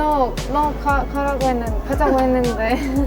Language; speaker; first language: Korean; non-native, learner; Greek